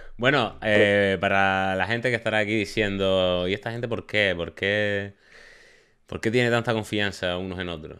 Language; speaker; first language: Spanish; native; Spanish